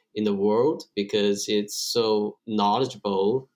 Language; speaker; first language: English; non-native, fluent; Chinese